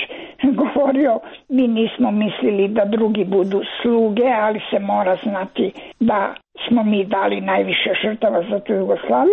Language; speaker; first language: Croatian; native; Croatian